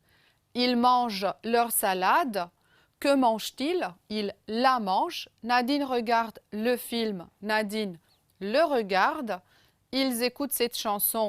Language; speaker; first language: French; non-native, fluent; Romanian